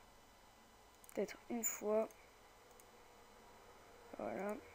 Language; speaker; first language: French; native; French